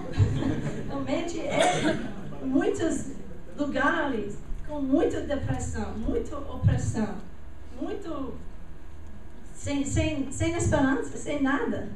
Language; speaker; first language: Portuguese; non-native, learner; English